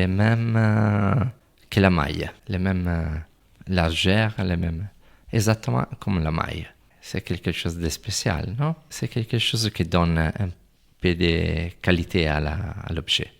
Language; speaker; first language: French; non-native, fluent; Italian